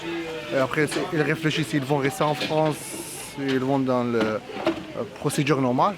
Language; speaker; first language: French; non-native, fluent; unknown